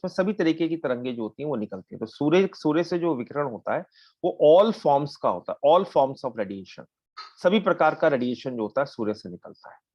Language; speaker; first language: Hindi; native; Hindi